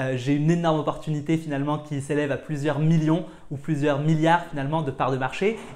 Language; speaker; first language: French; non-native, local second language; Arabic